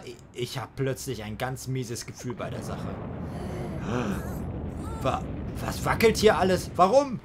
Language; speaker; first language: German; native; German